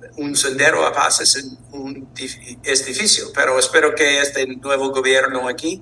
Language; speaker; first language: Spanish; non-native, fluent; English